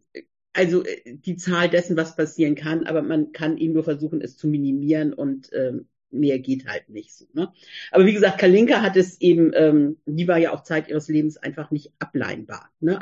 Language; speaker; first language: German; native; German